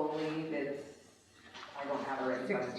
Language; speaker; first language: English; native; English